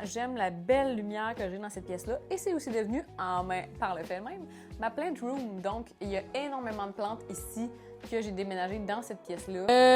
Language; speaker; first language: French; native; French